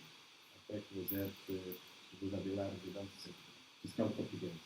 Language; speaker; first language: French; non-native, learner; Portuguese